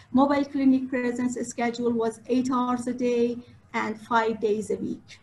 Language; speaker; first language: English; non-native, fluent; Persian